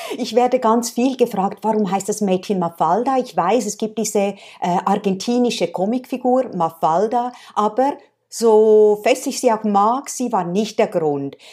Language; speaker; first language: German; native; German